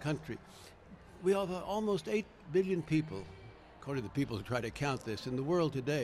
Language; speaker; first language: English; native; English